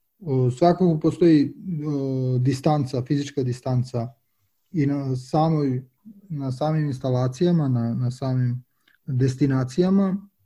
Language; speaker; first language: Serbian; native; Serbian